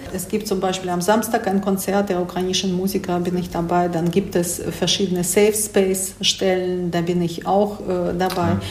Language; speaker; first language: German; non-native, fluent; Russian